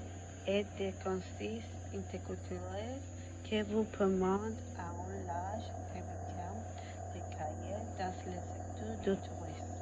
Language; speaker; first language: French; non-native, learner; Spanish